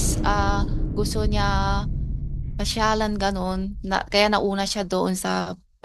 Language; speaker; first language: Filipino; non-native, learner; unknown